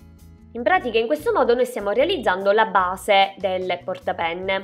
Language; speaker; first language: Italian; native; Italian